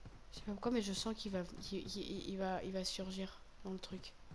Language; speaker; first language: French; native; French